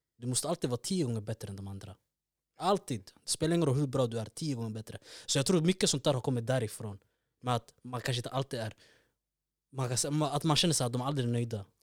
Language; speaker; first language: Swedish; early bilingual, other home language; Somali